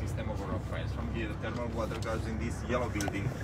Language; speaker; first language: English; non-native, learner; Italian